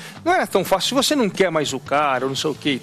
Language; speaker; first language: Portuguese; native; Portuguese